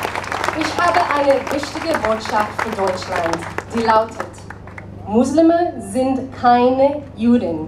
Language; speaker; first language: German; non-native, learner; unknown